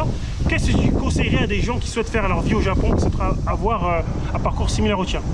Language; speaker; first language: French; native; French